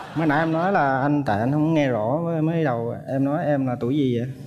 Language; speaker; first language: Vietnamese; native; Vietnamese